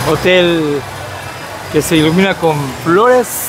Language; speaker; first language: Spanish; native; Spanish